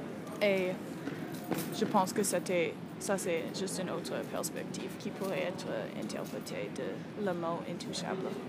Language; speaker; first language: French; non-native, learner; English